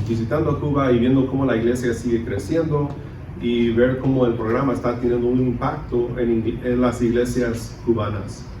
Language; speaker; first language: Spanish; early bilingual, other home language; English